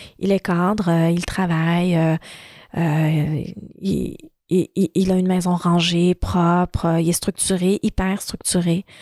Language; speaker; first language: French; early bilingual, other home language; Arabic